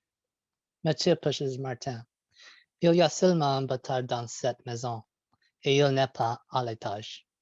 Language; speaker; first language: French; non-native, learner; English